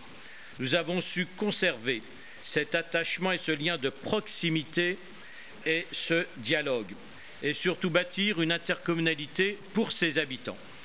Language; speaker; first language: French; native; French